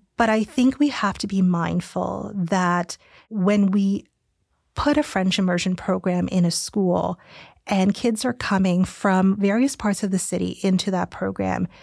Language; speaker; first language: English; early bilingual, other home language; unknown